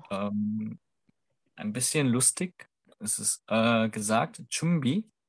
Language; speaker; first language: German; non-native, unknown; Korean